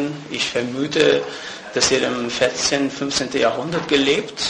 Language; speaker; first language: German; non-native, fluent; Persian